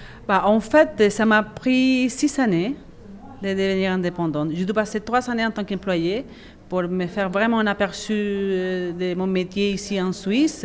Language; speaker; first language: French; non-native, fluent; Spanish